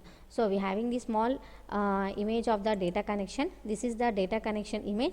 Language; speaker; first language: English; non-native, local second language; Telugu